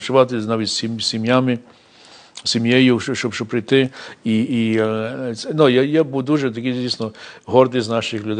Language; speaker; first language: Ukrainian; early bilingual, heritage; English